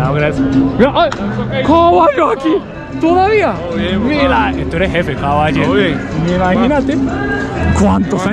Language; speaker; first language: Spanish; non-native, learner; Japanese